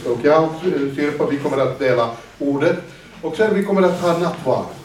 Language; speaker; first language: Swedish; non-native, fluent; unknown